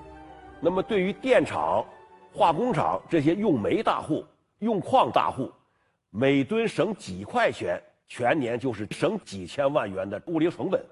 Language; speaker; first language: Chinese; native; Chinese